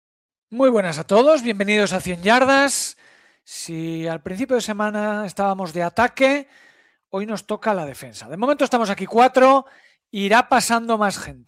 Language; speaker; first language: Spanish; native; Spanish